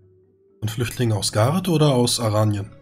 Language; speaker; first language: German; native; German